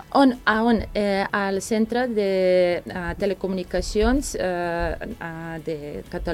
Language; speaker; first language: Catalan; non-native, fluent; Serbian